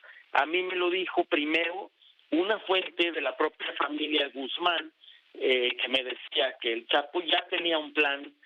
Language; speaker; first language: Spanish; native; Spanish